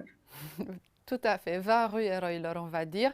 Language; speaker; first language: French; non-native, fluent; Romanian